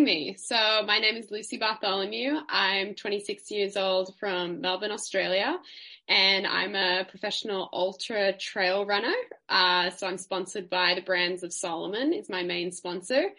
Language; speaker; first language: English; native; English